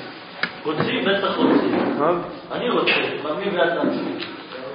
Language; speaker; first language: Hebrew; non-native, learner; English